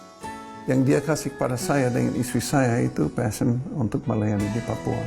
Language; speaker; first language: Indonesian; non-native, fluent; English